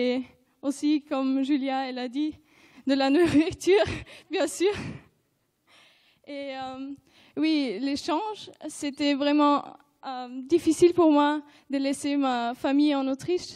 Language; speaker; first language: French; non-native, fluent; German